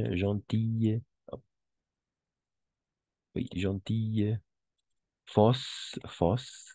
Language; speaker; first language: French; non-native, fluent; Spanish